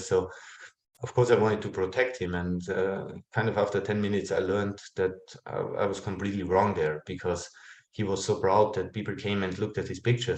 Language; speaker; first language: English; non-native, fluent; German